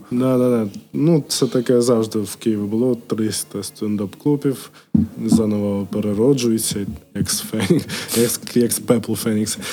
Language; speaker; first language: Ukrainian; non-native, local second language; Russian